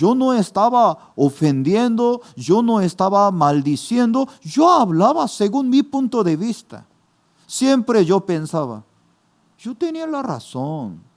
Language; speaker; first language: Spanish; non-native, fluent; Korean